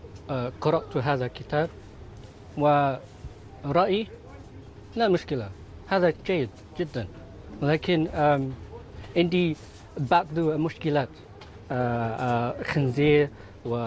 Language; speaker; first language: Arabic; non-native, learner; Filipino